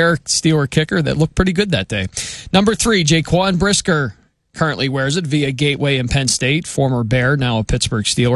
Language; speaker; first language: English; native; English